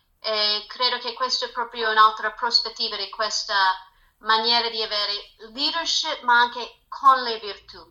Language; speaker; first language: Italian; non-native, fluent; English